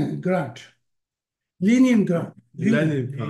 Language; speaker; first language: German; non-native, learner; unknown